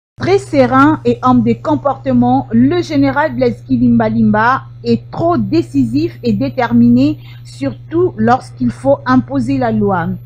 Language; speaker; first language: French; non-native, local second language; Lingala